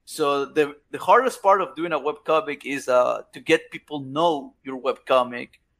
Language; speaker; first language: English; non-native, fluent; Spanish